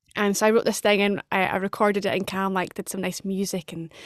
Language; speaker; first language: English; native; English